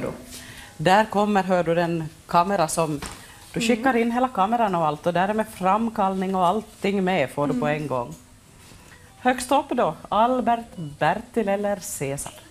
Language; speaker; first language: Swedish; native; Swedish